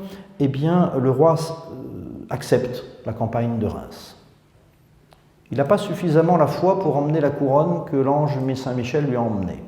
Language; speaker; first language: French; native; French